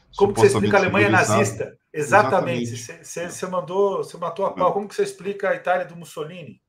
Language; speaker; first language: Portuguese; native; Portuguese